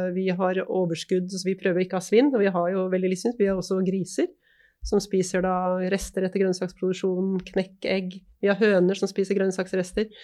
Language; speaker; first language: Norwegian; native; Norwegian